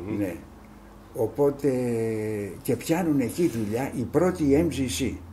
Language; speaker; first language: Greek; native; Greek